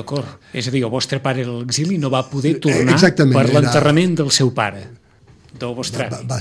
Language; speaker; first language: Catalan; native; Catalan